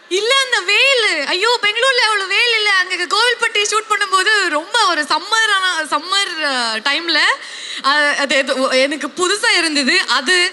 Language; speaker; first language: Tamil; non-native, local second language; Kannada